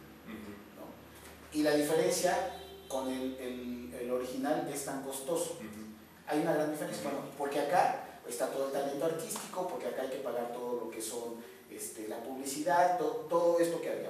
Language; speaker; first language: Spanish; native; Spanish